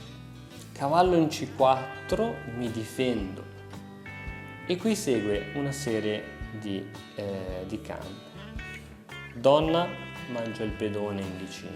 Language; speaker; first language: Italian; native; Italian